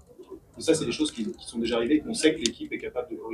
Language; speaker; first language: French; native; French